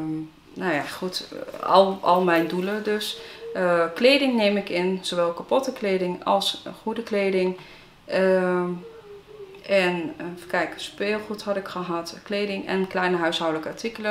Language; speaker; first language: Dutch; native; Dutch